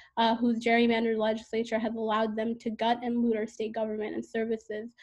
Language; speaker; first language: English; native; English